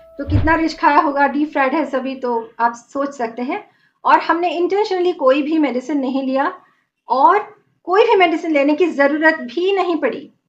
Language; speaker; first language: Hindi; non-native, local second language; Bangla